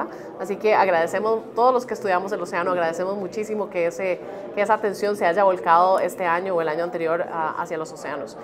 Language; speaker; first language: Spanish; native; Spanish